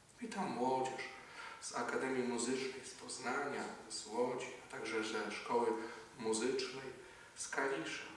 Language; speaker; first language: Polish; native; Polish